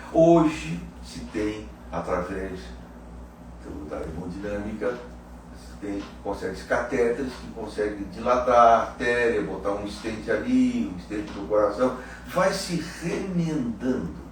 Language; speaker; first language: Portuguese; native; Portuguese